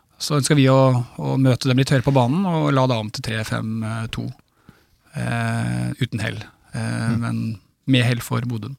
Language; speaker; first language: Norwegian; native; Norwegian